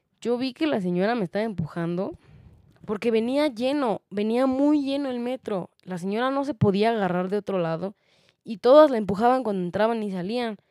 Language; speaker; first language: Spanish; native; Spanish